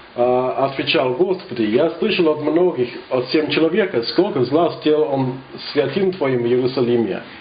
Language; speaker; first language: Russian; non-native, learner; English